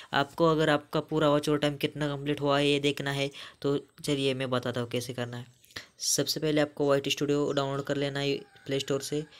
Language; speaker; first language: Hindi; non-native, local second language; Marathi